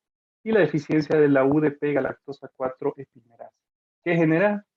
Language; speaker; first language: Spanish; native; Spanish